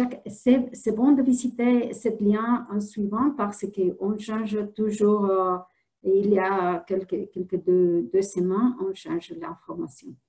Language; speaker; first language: French; non-native, fluent; Spanish